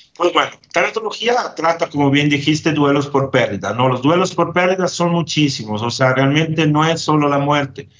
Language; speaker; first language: Spanish; non-native, fluent; Italian